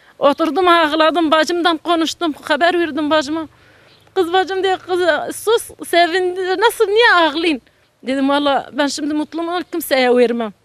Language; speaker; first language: Turkish; non-native, learner; Arabic